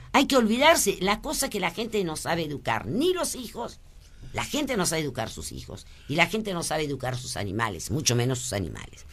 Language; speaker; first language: Spanish; early bilingual, other home language; French